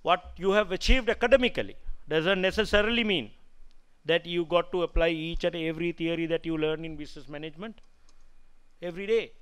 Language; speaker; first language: English; non-native, local second language; Sinhala